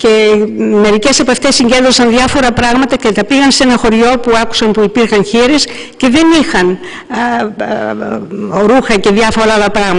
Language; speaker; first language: Greek; native; Greek